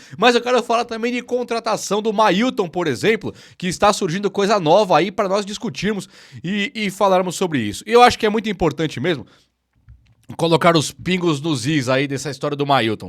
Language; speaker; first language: Portuguese; native; Portuguese